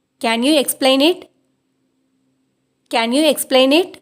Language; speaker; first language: English; non-native, local second language; Tamil